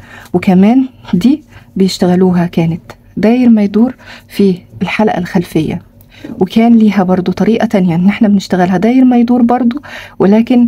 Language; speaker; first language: Arabic; native; Arabic